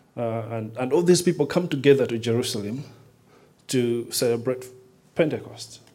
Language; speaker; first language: English; non-native, local second language; Nyanja